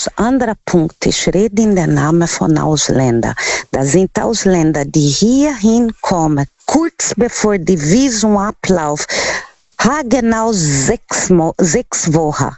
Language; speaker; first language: German; non-native, learner; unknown